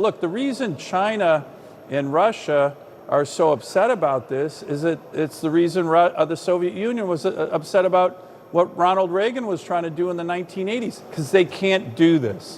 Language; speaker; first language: English; native; English